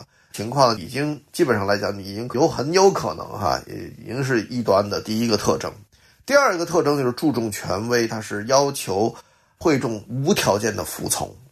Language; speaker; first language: Chinese; native; Chinese